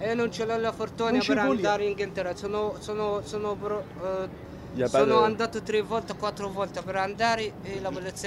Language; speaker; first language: Italian; non-native, learner; Arabic